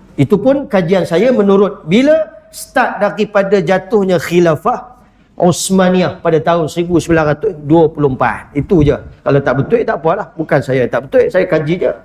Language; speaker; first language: Malay; native; Malay